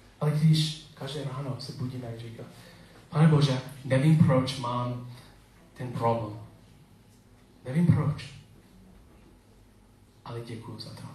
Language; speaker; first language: Czech; non-native, learner; English